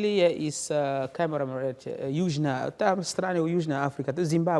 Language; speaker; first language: Slovenian; non-native, learner; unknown